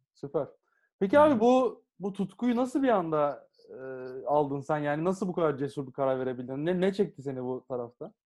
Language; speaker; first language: Turkish; native; Turkish